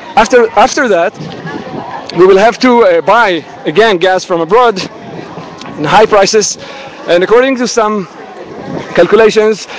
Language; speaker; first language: English; non-native, fluent; Hebrew